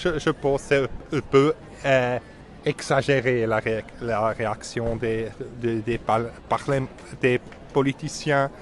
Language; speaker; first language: French; non-native, local second language; German